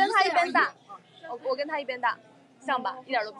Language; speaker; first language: Chinese; native; Chinese